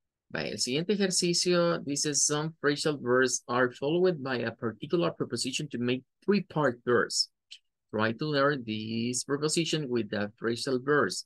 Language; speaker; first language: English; non-native, fluent; Spanish